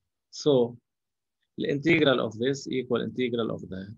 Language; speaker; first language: English; non-native, local second language; Arabic